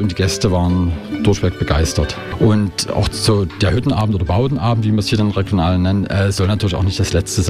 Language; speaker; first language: German; native; German